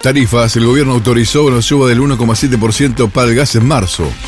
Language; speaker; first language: Spanish; native; Spanish